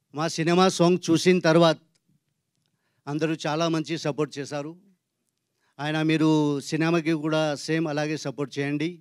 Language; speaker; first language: Telugu; non-native, learner; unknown